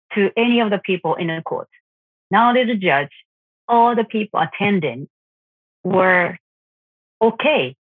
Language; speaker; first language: English; non-native, fluent; Japanese